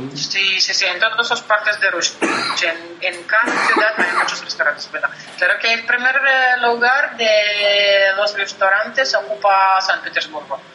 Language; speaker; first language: Spanish; non-native, fluent; Russian